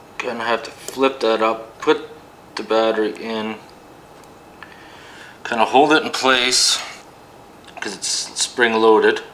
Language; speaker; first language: English; native; English